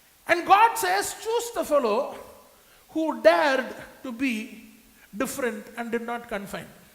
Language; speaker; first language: English; non-native, local second language; Tamil